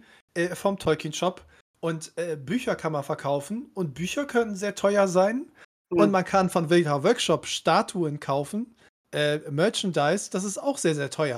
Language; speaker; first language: German; native; German